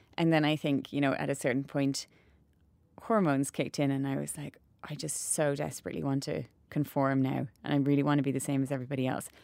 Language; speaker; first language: English; native; English